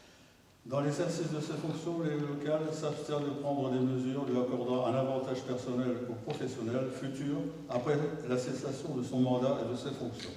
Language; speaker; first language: French; native; French